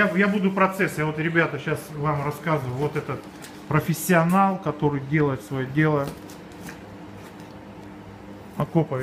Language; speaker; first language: Russian; native; Russian